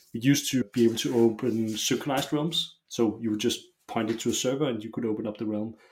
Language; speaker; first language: English; non-native, fluent; Danish